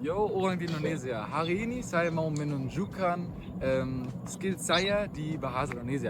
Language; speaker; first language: Indonesian; non-native, learner; German